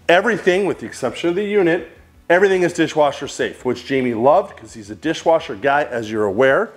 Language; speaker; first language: English; native; English